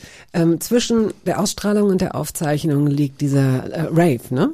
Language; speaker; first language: German; native; German